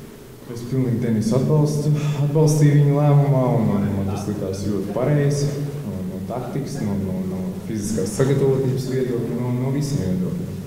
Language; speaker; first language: Latvian; non-native, local second language; Russian